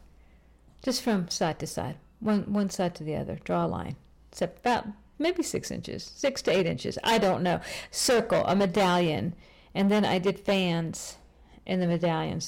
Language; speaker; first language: English; native; English